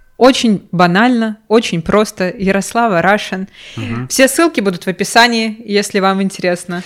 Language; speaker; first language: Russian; native; Russian